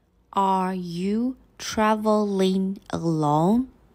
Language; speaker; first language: English; non-native, fluent; Chinese